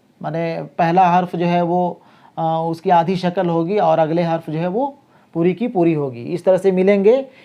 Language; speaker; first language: Hindi; native; Hindi